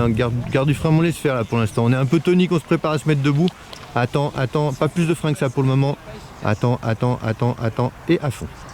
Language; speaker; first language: French; native; French